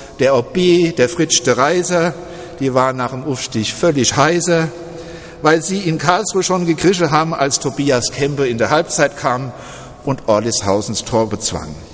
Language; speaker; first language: German; native; German